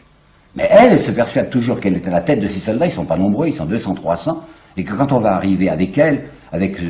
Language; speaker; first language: French; native; French